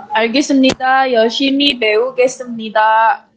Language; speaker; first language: Korean; non-native, learner; Indonesian